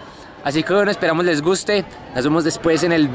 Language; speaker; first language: Spanish; native; Spanish